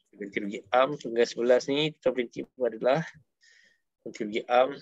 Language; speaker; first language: Malay; native; Malay